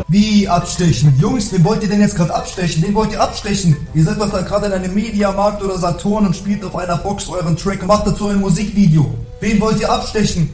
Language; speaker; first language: German; native; German